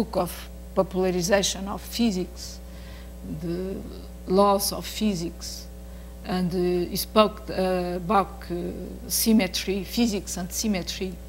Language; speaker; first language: English; non-native, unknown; Portuguese